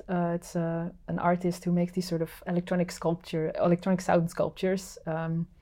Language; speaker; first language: English; non-native, fluent; Dutch